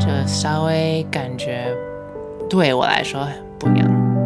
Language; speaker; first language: Chinese; early bilingual, other home language; English